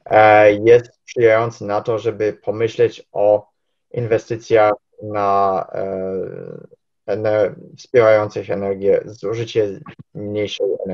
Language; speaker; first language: Polish; early bilingual, heritage; Polish